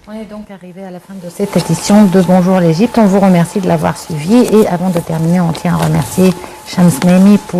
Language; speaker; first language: French; non-native, fluent; Arabic